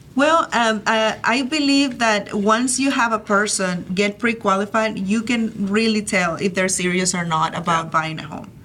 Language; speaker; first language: English; early bilingual, other home language; Spanish